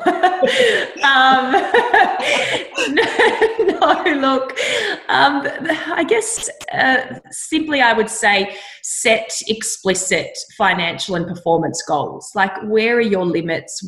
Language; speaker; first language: English; native; English